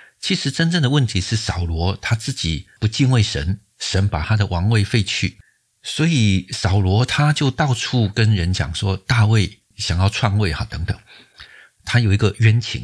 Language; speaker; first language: Chinese; native; Chinese